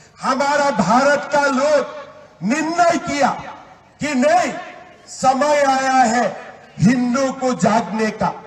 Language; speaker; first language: Hindi; non-native, local second language; Assamese